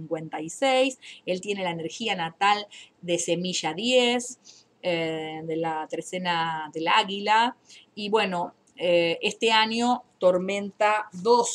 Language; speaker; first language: Spanish; native; Spanish